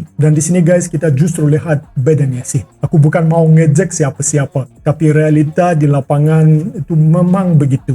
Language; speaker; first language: Indonesian; non-native, fluent; Russian